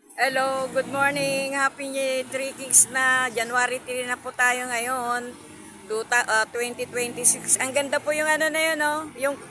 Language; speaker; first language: Filipino; native; Filipino